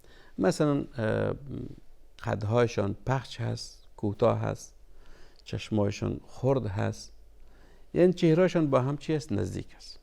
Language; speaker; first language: Persian; native; Persian